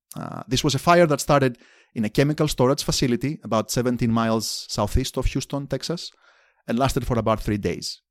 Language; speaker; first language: English; non-native, fluent; Greek